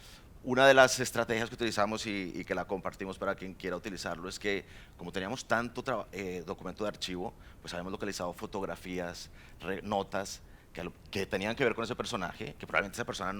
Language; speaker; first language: Spanish; native; Spanish